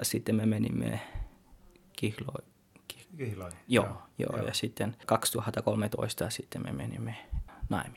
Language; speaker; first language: Finnish; non-native, learner; Tswana